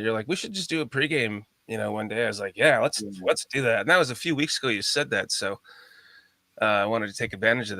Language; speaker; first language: English; native; English